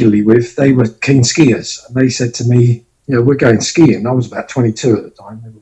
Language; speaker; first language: English; native; English